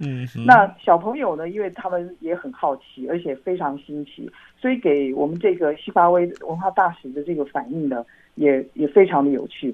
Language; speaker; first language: Chinese; native; Chinese